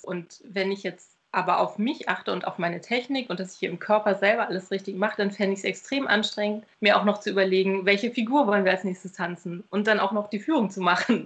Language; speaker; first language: German; native; German